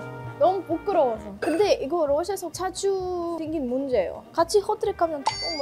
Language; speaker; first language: Korean; non-native, learner; Russian